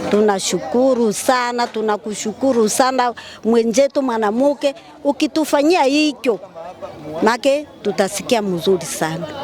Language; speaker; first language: Swahili; native; Swahili